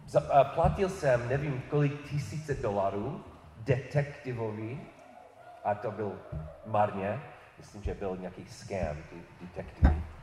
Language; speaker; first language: Czech; non-native, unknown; English